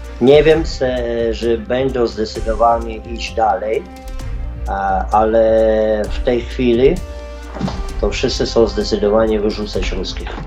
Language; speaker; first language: Polish; non-native, fluent; Ukrainian